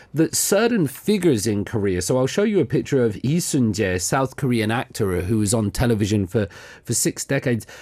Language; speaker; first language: English; native; English